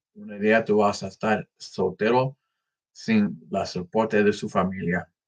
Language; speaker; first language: Spanish; early bilingual, other home language; English